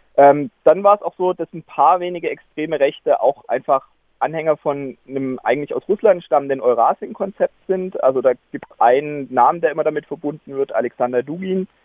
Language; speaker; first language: German; native; German